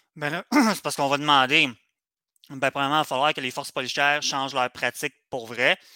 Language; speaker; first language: French; native; French